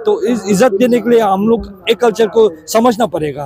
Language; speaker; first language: Hindi; non-native, fluent; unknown